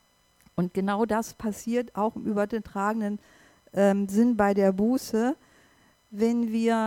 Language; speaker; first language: German; native; German